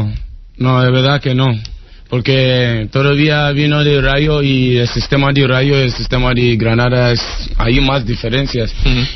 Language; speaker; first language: Spanish; non-native, learner; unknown